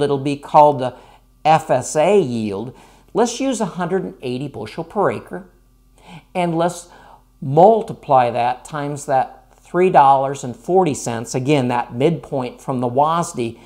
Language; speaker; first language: English; native; English